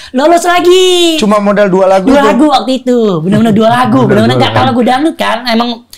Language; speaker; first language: Indonesian; non-native, fluent; Thai